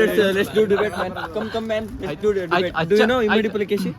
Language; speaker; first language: English; non-native, local second language; Kannada